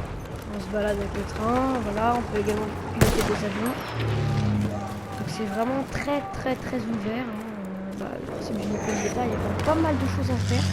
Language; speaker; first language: French; native; French